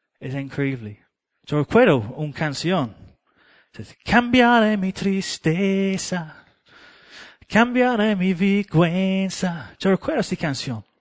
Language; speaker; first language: Spanish; non-native, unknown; English